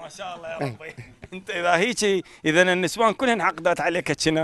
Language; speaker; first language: Arabic; native; Arabic